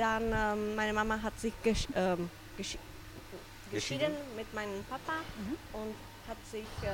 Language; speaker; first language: German; non-native, learner; Czech